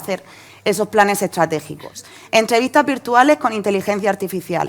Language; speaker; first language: Spanish; native; Spanish